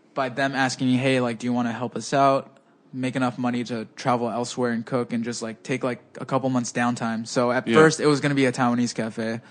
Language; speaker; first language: English; early bilingual, other home language; Spanish